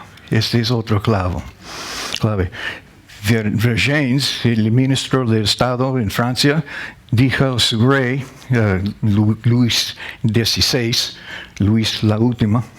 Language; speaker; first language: Spanish; non-native, learner; English